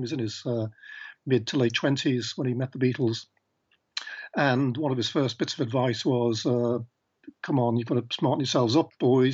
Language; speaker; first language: English; native; English